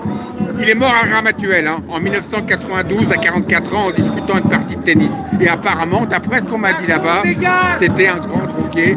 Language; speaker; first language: French; native; French